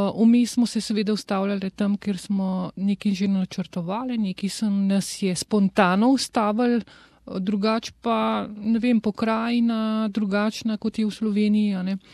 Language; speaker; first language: Slovenian; native; Slovenian